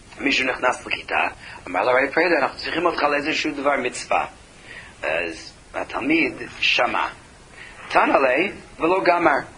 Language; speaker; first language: Hebrew; non-native, fluent; English